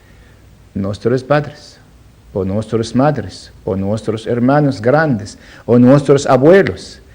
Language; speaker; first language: Spanish; non-native, learner; Arabic